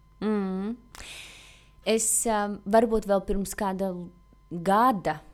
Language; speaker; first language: Latvian; native; Latvian